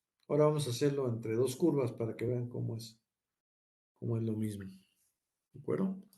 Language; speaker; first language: Spanish; native; Spanish